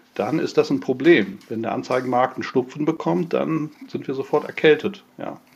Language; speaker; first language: German; non-native, fluent; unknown